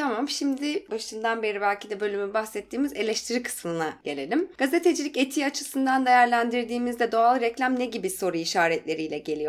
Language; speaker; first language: Turkish; native; Turkish